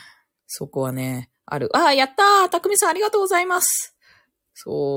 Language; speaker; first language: Japanese; native; Japanese